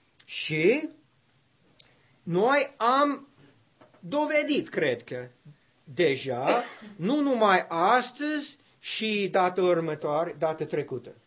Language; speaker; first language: Romanian; non-native, learner; English